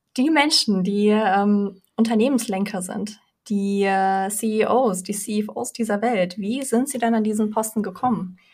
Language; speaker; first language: German; early bilingual, other home language; Russian